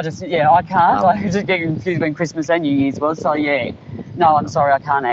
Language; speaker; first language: English; native; English